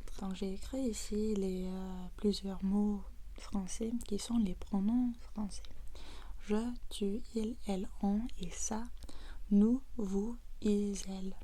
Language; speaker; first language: French; non-native, fluent; English